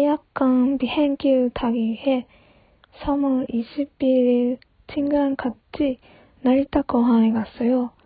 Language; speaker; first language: Korean; non-native, learner; Japanese